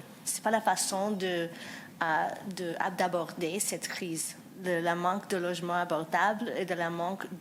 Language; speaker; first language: French; non-native, fluent; English